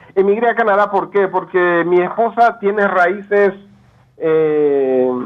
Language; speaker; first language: Spanish; native; Spanish